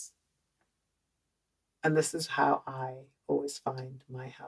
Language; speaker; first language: English; early bilingual, other home language; Dutch